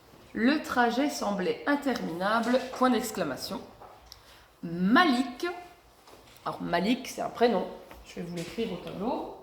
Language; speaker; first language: French; native; French